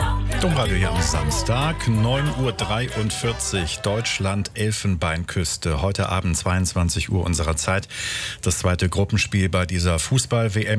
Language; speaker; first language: German; native; German